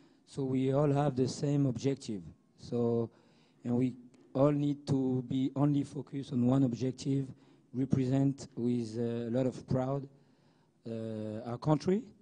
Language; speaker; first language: English; non-native, fluent; French